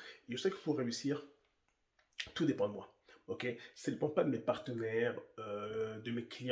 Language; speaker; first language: French; native; French